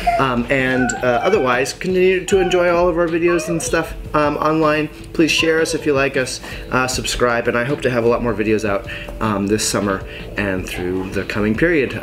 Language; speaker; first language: English; native; English